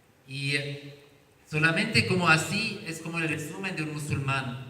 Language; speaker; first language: Spanish; non-native, learner; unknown